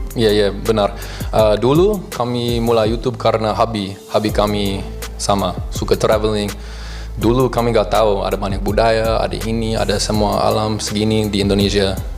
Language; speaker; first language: Indonesian; non-native, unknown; English